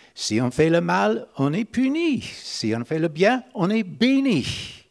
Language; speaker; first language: French; non-native, fluent; English